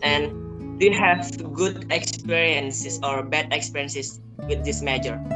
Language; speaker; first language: English; non-native, fluent; Indonesian